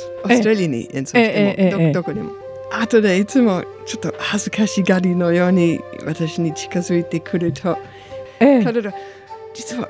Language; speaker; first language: Japanese; non-native, learner; English